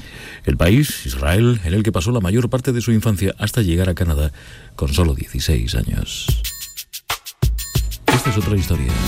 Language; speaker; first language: Spanish; native; Spanish